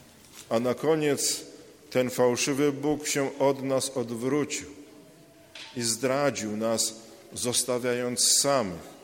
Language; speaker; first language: Polish; native; Polish